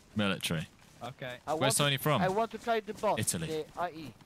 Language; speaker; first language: English; non-native, fluent; Italian